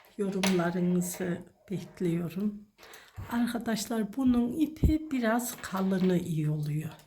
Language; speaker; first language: Turkish; native; Turkish